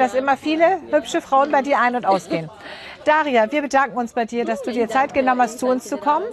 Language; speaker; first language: German; native; German